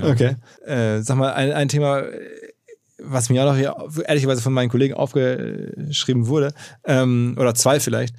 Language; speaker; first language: German; native; German